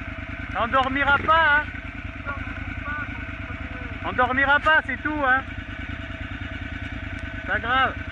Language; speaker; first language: French; native; French